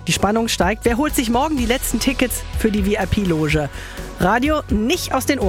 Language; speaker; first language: German; native; German